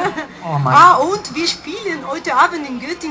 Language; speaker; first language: German; non-native, learner; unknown